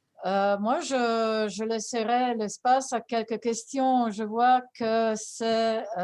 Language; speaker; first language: French; non-native, fluent; Italian